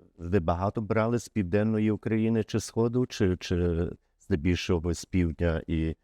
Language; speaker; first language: Ukrainian; early bilingual, heritage; Ukrainian